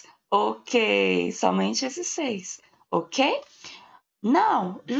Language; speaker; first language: English; non-native, learner; Portuguese